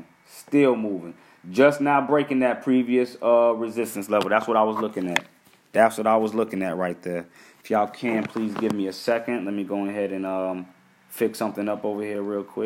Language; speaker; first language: English; native; English